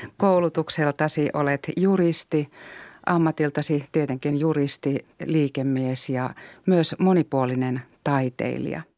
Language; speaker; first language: Finnish; native; Finnish